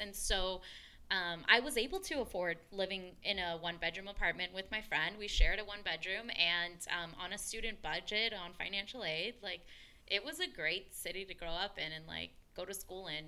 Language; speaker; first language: English; early bilingual, other home language; Spanish